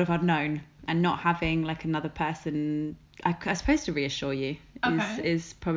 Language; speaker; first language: English; native; English